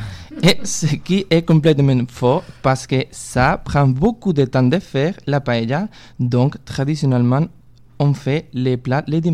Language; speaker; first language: French; non-native, fluent; Spanish